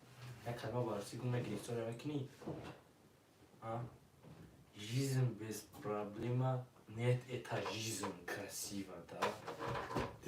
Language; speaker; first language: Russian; non-native, learner; Tajik